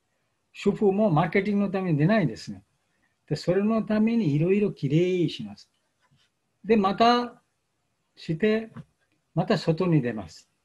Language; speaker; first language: Japanese; non-native, fluent; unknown